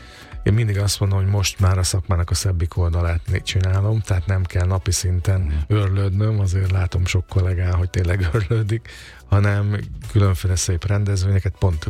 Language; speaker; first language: Hungarian; native; Hungarian